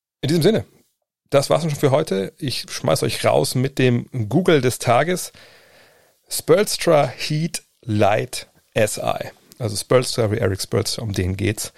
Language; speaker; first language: German; native; German